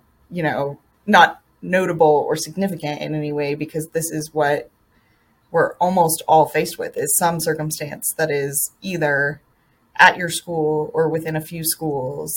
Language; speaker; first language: English; native; English